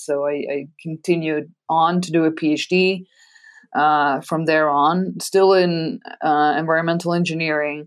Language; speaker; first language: English; non-native, fluent; Dutch